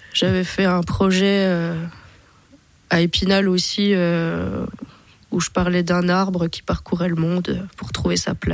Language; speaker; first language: French; native; French